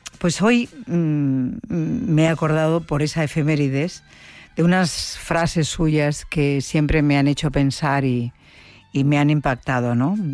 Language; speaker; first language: Spanish; native; Spanish